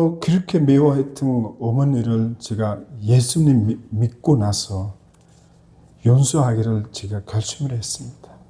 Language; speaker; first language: Korean; non-native, fluent; Mongolian